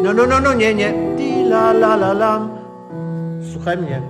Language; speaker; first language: Polish; non-native, learner; Armenian